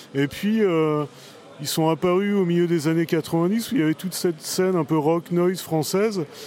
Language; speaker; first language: French; native; French